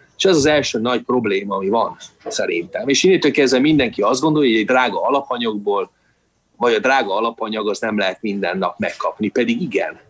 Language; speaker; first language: Hungarian; non-native, fluent; Italian